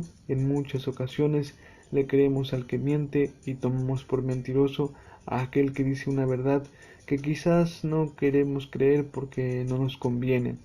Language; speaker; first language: Spanish; native; Spanish